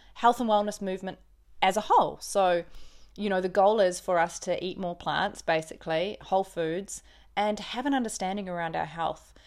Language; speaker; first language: English; native; English